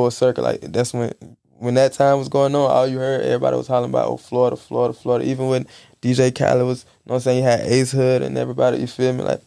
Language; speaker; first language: English; native; English